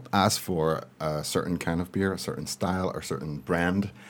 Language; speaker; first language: English; non-native, fluent; French